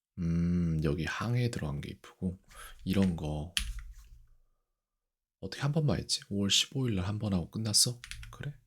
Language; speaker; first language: Korean; native; Korean